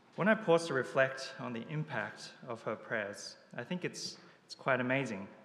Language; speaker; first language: English; early bilingual, other home language; Japanese